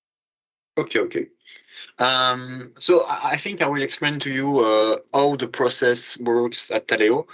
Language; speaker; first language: English; non-native, fluent; French